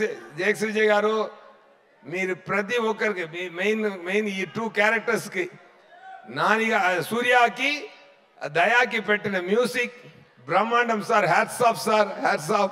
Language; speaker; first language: Telugu; non-native, fluent; Tamil